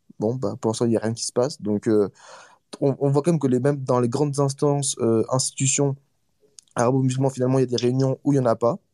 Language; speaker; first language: French; native; French